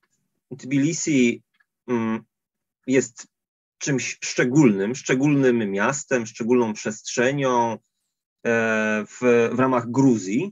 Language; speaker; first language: Polish; native; Polish